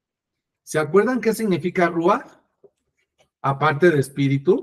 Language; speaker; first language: Spanish; native; Spanish